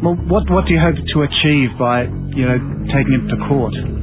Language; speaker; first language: English; native; English